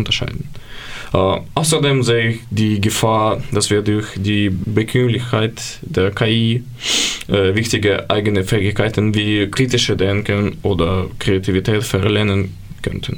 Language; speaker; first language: German; non-native, learner; Ukrainian